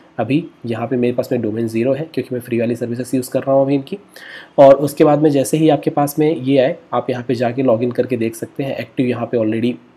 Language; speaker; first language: Hindi; native; Hindi